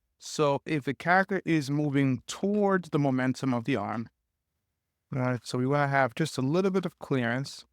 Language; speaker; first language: English; native; English